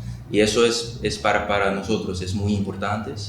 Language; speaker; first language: Spanish; non-native, local second language; Papiamento